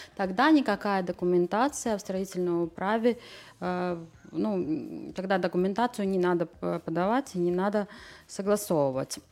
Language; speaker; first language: Russian; non-native, local second language; Latvian